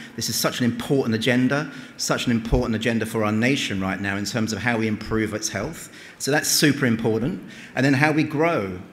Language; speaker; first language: English; native; English